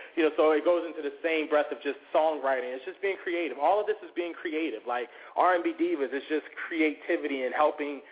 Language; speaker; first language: English; native; English